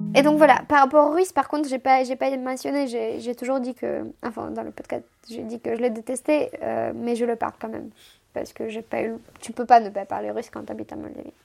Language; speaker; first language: French; non-native, fluent; Romanian